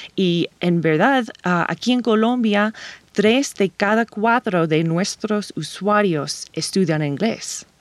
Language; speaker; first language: Spanish; non-native, fluent; English